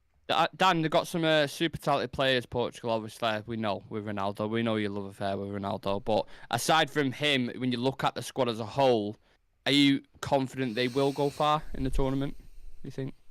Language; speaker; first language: English; native; English